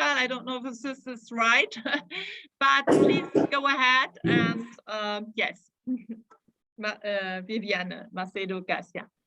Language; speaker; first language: English; non-native, fluent; German